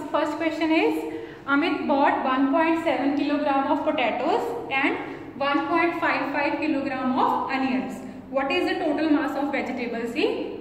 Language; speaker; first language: English; non-native, local second language; Hindi